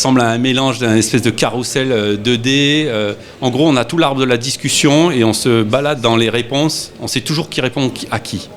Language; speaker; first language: French; native; French